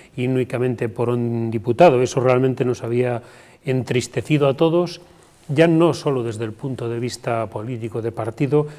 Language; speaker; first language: Spanish; non-native, local second language; Galician